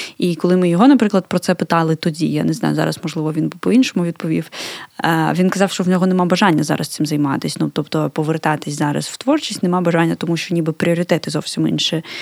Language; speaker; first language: Ukrainian; native; Ukrainian